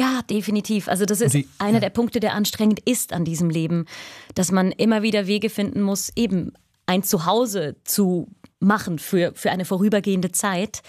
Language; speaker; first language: German; native; German